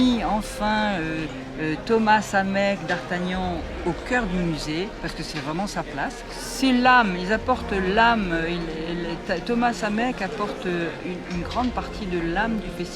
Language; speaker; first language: French; native; French